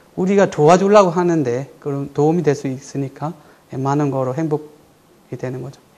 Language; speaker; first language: Korean; non-native, fluent; Burmese